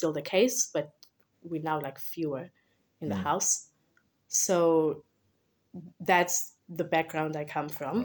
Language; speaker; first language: English; non-native, local second language; Xhosa